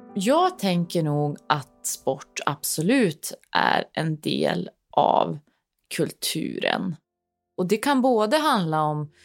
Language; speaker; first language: Swedish; native; Swedish